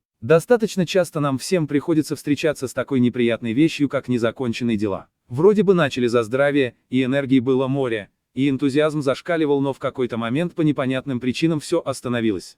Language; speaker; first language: Russian; native; Russian